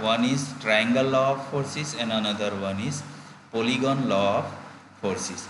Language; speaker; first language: English; non-native, local second language; Gujarati